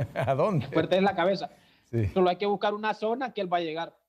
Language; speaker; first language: Spanish; native; Spanish